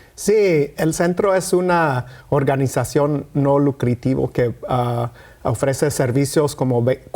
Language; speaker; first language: Spanish; early bilingual, heritage; Spanish